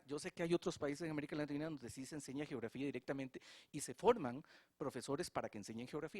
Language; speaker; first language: Spanish; native; Spanish